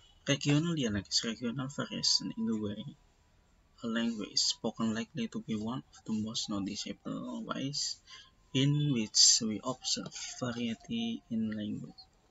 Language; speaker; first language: English; non-native, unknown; Indonesian